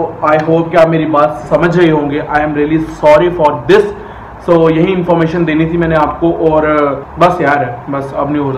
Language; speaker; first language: Hindi; native; Hindi